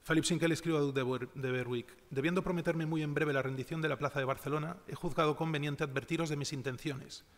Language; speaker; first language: Spanish; non-native, local second language; Catalan